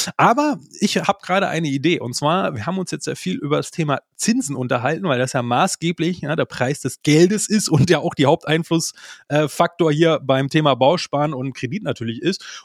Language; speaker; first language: German; native; German